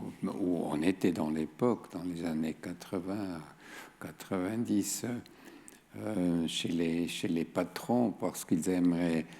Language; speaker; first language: French; non-native, fluent; German